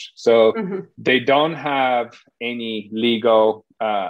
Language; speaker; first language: English; non-native, fluent; Polish